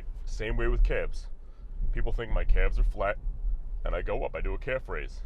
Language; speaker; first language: English; native; English